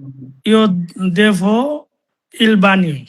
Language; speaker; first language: Italian; non-native, learner; Bangla